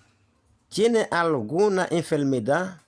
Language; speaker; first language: Spanish; non-native, learner; Haitian Creole